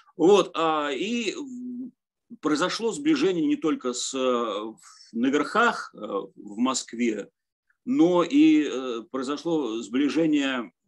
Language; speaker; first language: Russian; native; Russian